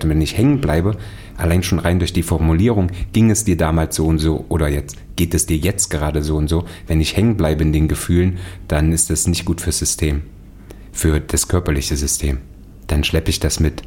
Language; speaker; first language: German; native; German